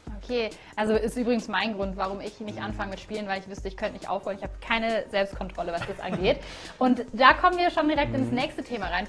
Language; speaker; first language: German; native; German